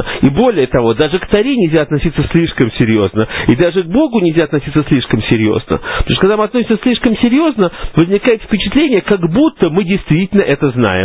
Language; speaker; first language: Russian; native; Russian